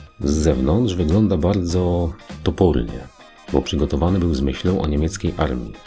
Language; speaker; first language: Polish; native; Polish